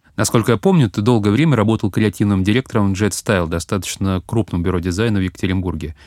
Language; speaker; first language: Russian; native; Russian